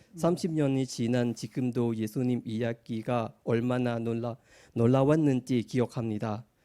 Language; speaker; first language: Korean; non-native, fluent; Thai